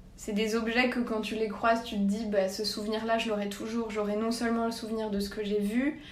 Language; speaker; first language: French; native; French